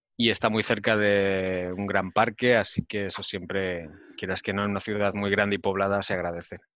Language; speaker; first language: Spanish; native; Spanish